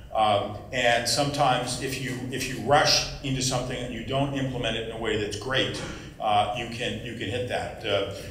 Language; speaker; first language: English; native; English